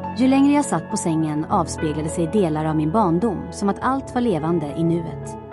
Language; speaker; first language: Swedish; non-native, fluent; Croatian